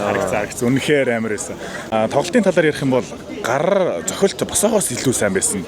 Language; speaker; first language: Mongolian; native; Mongolian